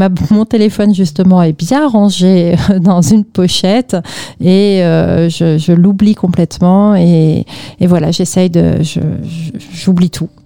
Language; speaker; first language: French; native; French